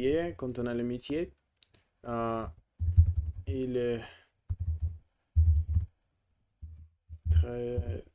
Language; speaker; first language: French; non-native, learner; Russian